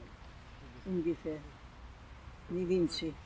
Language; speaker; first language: Polish; non-native, local second language; German